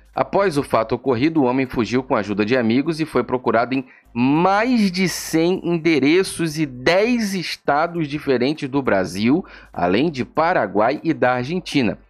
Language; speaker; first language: Portuguese; native; Portuguese